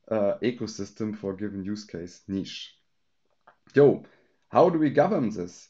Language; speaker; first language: English; non-native, fluent; German